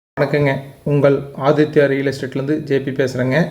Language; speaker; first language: Tamil; native; Tamil